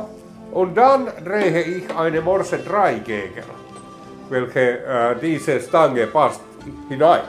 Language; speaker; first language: German; non-native, learner; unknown